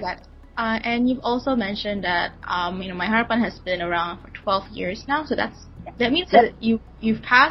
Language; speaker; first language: English; non-native, local second language; Malay